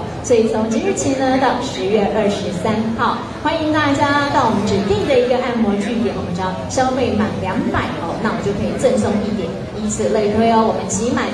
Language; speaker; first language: Chinese; native; Chinese